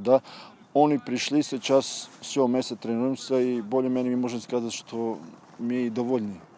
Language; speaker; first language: Russian; non-native, fluent; Serbian